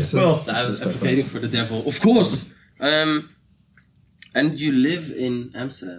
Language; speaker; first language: English; non-native, fluent; Dutch